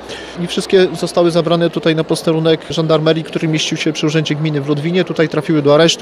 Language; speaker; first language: Polish; native; Polish